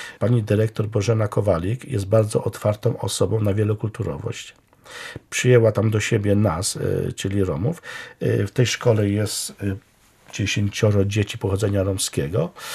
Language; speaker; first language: Polish; non-native, local second language; Romany